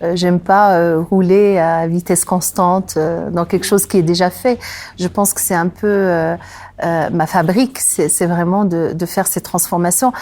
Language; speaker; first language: French; non-native, local second language; Arabic